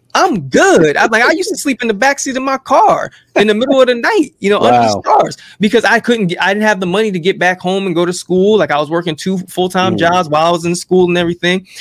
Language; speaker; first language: English; native; English